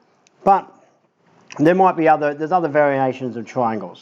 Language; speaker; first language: English; native; English